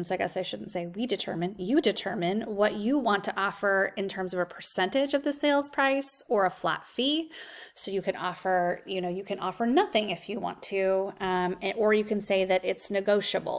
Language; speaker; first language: English; native; English